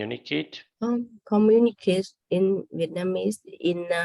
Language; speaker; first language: English; non-native, learner; Vietnamese